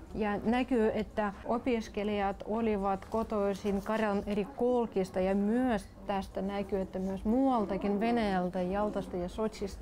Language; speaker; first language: Finnish; non-native, local second language; Russian